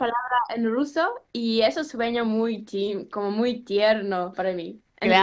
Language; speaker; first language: Spanish; non-native, learner; Ukrainian